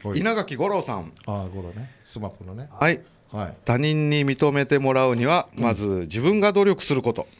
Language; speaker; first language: Japanese; native; Japanese